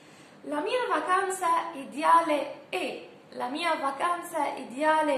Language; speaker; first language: Italian; non-native, fluent; Arabic